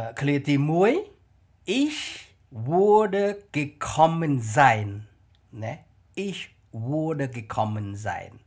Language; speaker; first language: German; non-native, fluent; Khmer